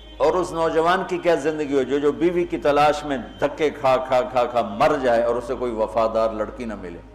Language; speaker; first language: Urdu; non-native, local second language; Punjabi